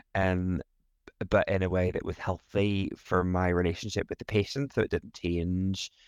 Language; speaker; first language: English; native; English